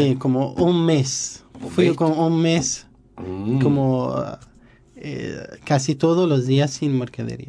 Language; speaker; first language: Spanish; non-native, learner; Arabic